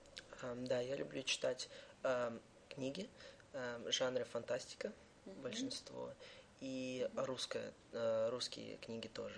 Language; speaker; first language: Russian; early bilingual, heritage; Russian